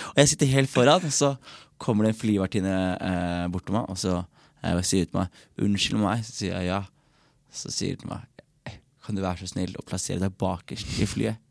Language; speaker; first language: Norwegian; early bilingual, other home language; Somali